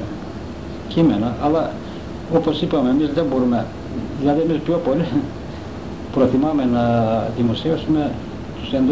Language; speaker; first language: Greek; non-native, local second language; Turkish